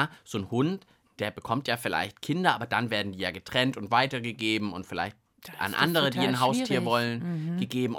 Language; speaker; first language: German; native; German